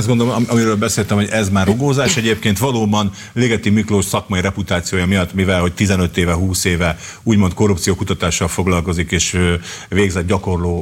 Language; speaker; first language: Hungarian; native; Hungarian